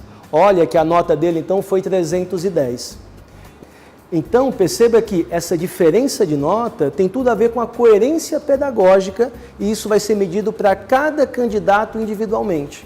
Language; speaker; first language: Portuguese; native; Portuguese